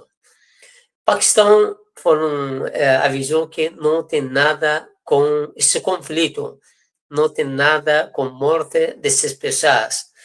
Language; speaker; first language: Portuguese; non-native, fluent; Persian